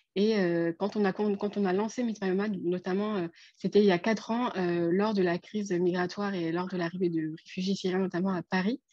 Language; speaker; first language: French; native; French